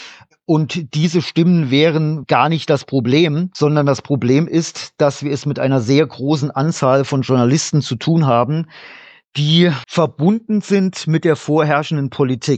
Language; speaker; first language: German; native; German